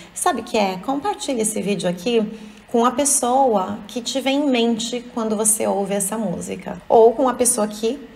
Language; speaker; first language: Portuguese; native; Portuguese